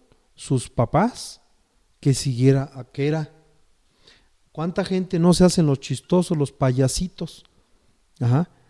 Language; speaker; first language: Spanish; native; Spanish